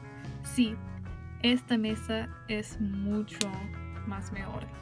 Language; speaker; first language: Spanish; non-native, learner; English